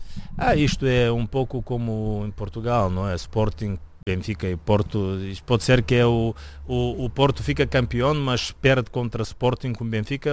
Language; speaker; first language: Portuguese; non-native, fluent; Bulgarian